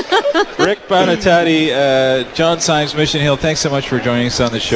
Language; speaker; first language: English; native; English